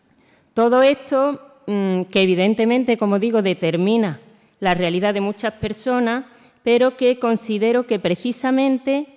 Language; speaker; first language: Spanish; native; Spanish